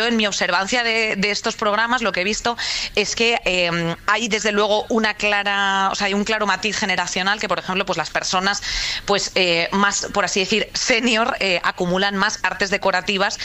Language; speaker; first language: Spanish; native; Spanish